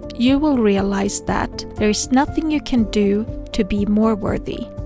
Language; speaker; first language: English; non-native, fluent; Swedish